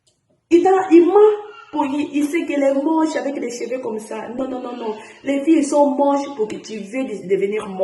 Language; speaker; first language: French; non-native, learner; Portuguese